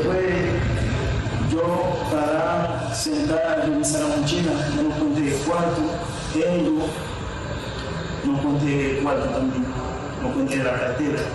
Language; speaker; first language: Spanish; non-native, learner; Haitian Creole